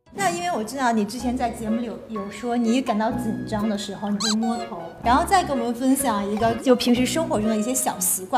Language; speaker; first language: Chinese; native; Chinese